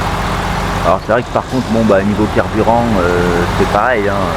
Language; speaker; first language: French; native; French